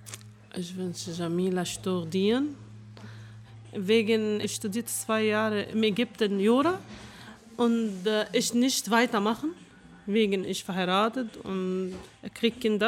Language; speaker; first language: German; non-native, learner; Arabic